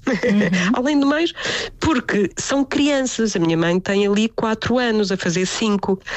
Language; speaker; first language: Portuguese; native; Portuguese